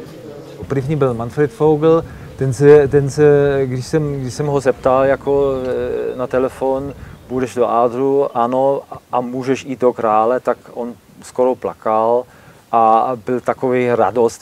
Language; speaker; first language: Czech; non-native, learner; German